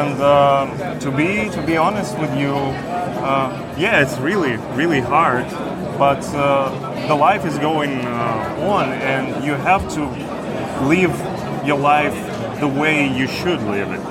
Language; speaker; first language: English; non-native, fluent; Ukrainian